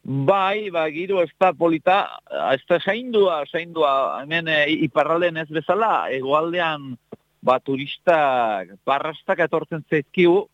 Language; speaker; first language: Basque; native; Basque